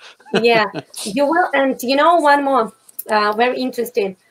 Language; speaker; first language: English; non-native, fluent; Ukrainian